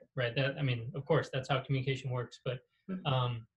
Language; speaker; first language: English; native; English